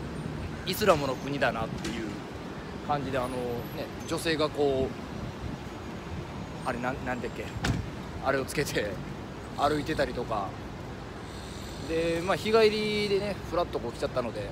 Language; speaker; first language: Japanese; native; Japanese